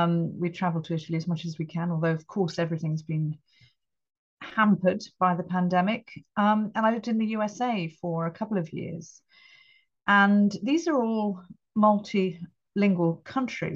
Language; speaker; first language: English; native; English